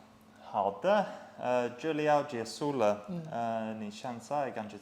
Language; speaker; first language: Chinese; non-native, fluent; English